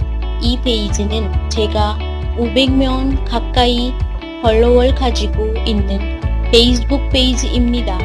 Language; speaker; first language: Korean; non-native, learner; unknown